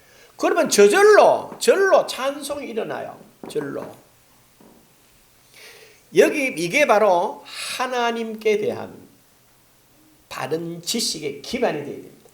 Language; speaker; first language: Korean; native; Korean